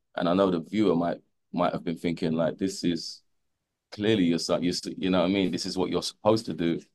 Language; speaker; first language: English; native; English